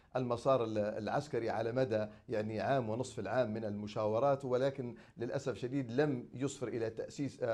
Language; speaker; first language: Arabic; native; Arabic